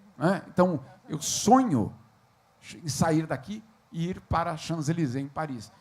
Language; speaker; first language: Portuguese; native; Portuguese